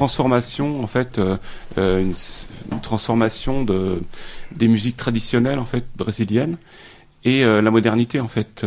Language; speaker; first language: French; native; French